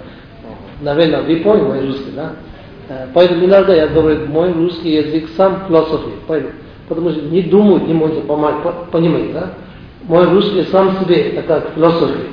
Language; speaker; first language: Russian; non-native, learner; Tibetan